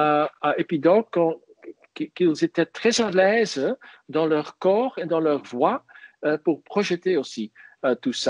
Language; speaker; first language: French; non-native, fluent; Dutch